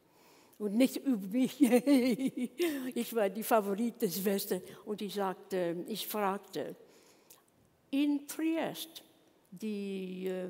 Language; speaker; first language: German; non-native, learner; English